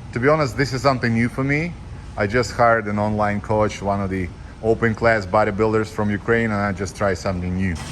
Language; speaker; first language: English; non-native, fluent; Ukrainian